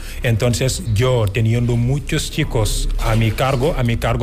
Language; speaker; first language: Spanish; non-native, fluent; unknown